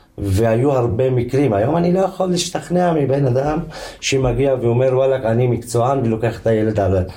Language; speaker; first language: Hebrew; non-native, local second language; Arabic